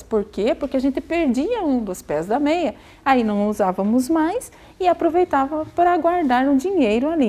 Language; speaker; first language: Portuguese; native; Portuguese